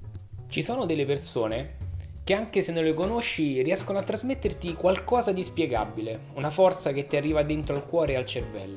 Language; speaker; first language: Italian; native; Italian